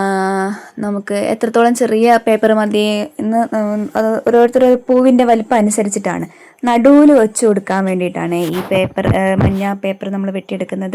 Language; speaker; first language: Malayalam; native; Malayalam